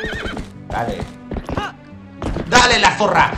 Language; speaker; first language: Spanish; native; Spanish